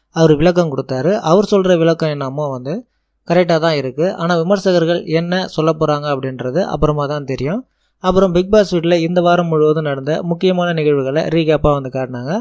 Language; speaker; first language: Tamil; native; Tamil